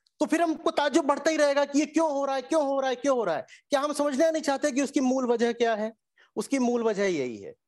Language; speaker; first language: Hindi; native; Hindi